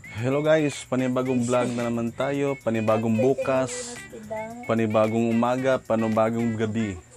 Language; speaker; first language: Filipino; non-native, local second language; Cebuano